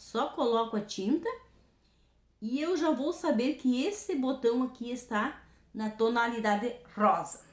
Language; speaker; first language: Portuguese; native; Portuguese